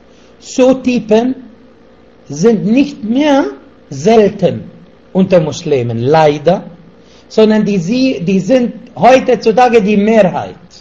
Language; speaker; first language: German; non-native, fluent; Arabic